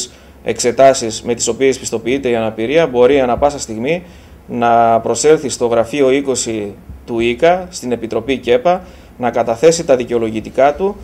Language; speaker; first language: Greek; native; Greek